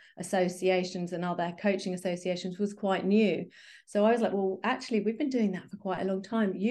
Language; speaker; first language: English; native; English